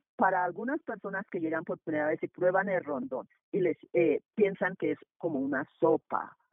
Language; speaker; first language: Spanish; non-native, local second language; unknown